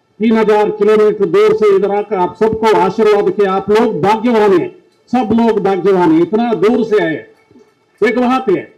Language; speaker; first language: Hindi; non-native, local second language; Kannada